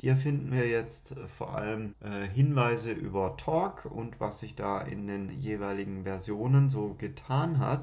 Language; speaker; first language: German; native; German